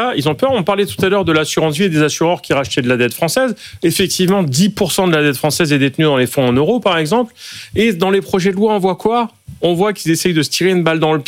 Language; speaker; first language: French; native; French